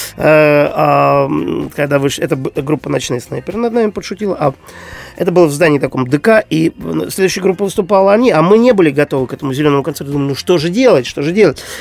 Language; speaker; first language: Russian; native; Russian